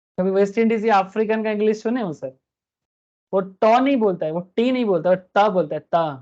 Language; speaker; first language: Hindi; non-native, local second language; Bangla